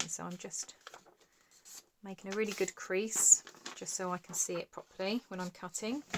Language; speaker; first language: English; native; English